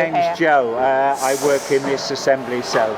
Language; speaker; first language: English; native; English